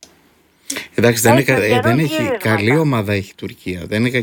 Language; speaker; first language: Greek; native; Greek